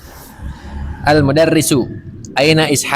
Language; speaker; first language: Arabic; non-native, learner; Indonesian